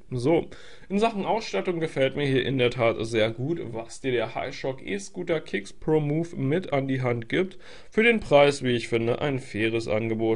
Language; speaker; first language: German; native; German